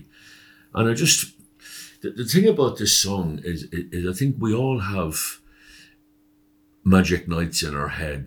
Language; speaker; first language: English; native; English